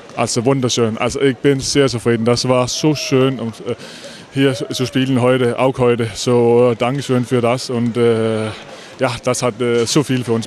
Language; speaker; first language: German; non-native, fluent; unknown